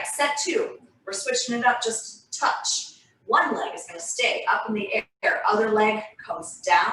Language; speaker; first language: English; native; English